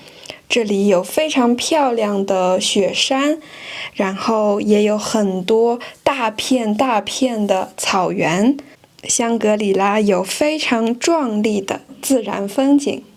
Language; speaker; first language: Chinese; non-native, fluent; French